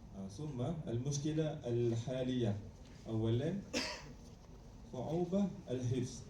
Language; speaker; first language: Arabic; non-native, learner; Malay